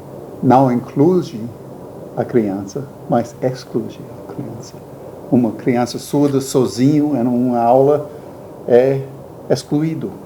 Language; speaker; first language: Portuguese; non-native, learner; English